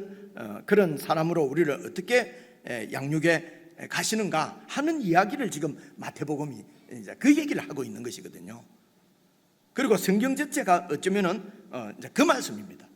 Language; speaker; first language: Korean; native; Korean